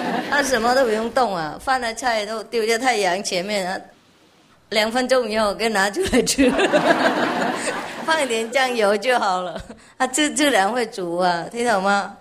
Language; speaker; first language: Chinese; non-native, fluent; Vietnamese